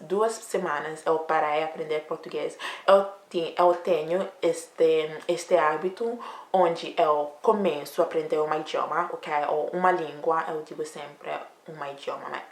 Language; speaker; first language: Portuguese; non-native, learner; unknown